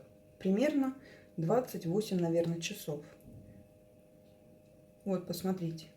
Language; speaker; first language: Russian; native; Russian